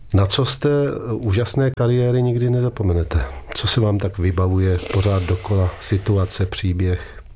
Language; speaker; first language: Czech; native; Czech